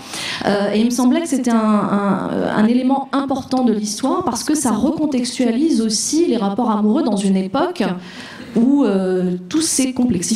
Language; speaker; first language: French; native; French